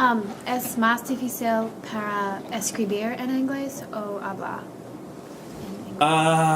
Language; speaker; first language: Spanish; non-native, learner; English